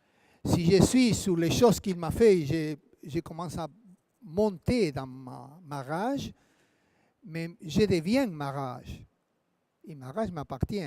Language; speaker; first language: French; non-native, fluent; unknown